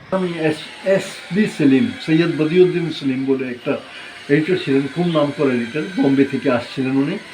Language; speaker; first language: Bangla; non-native, fluent; Punjabi